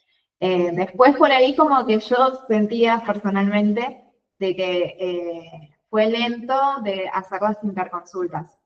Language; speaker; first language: Spanish; native; Spanish